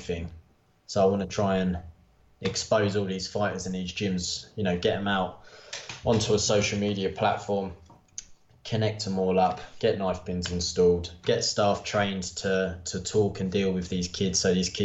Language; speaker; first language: English; native; English